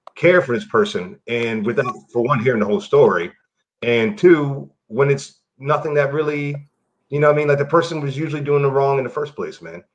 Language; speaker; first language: English; native; English